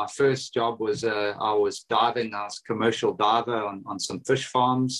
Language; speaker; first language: English; native; English